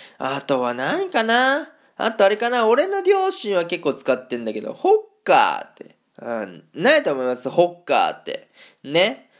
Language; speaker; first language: Japanese; native; Japanese